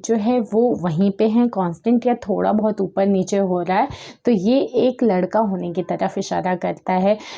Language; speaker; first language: Hindi; native; Hindi